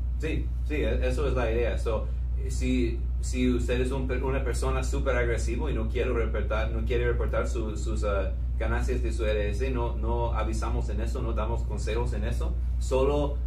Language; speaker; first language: Spanish; non-native, fluent; English